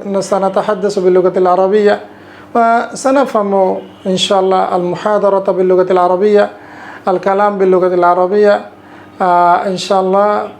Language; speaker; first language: Arabic; non-native, fluent; Bangla